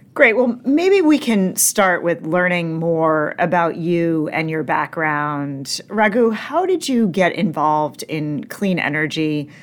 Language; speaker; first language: English; native; English